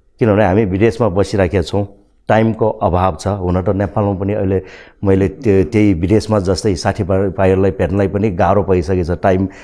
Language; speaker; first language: Nepali; non-native, local second language; Newari